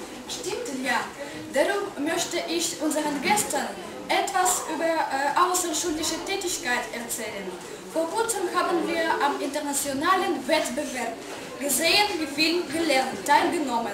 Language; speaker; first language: German; non-native, fluent; Russian